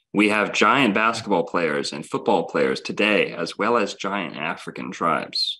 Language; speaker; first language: English; native; English